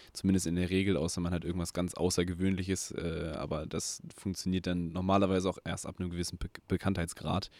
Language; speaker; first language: German; native; German